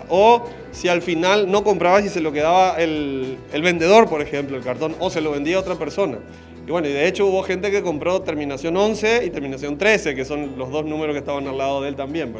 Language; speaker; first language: Spanish; native; Spanish